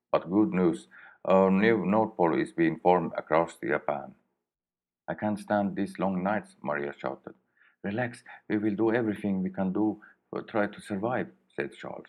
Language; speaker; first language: English; non-native, learner; Swedish